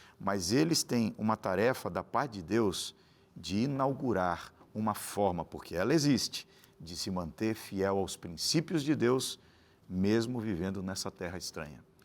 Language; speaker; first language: Portuguese; native; Portuguese